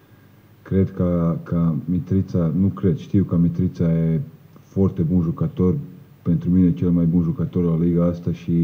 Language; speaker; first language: Romanian; non-native, learner; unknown